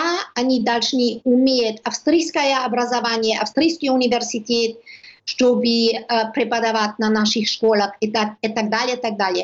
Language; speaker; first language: Russian; non-native, learner; German